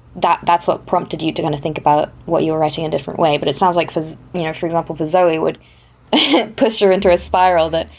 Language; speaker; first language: English; non-native, fluent; German